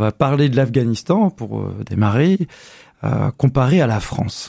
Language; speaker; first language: French; native; French